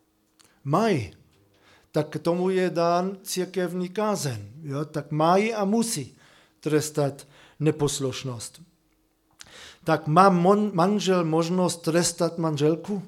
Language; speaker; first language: Czech; non-native, fluent; German